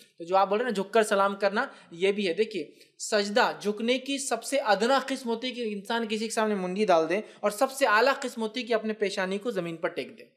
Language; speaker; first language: Urdu; native; Urdu